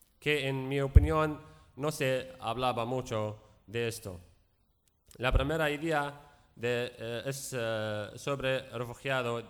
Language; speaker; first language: Spanish; non-native, learner; Arabic